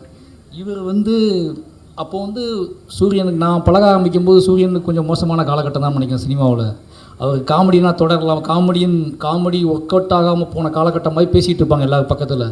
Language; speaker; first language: Tamil; native; Tamil